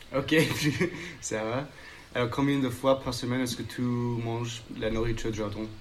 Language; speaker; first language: French; non-native, learner; English